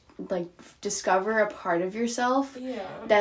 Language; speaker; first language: English; non-native, local second language; Cantonese